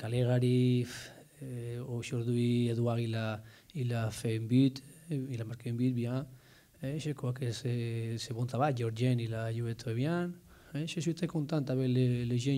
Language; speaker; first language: French; non-native, learner; Spanish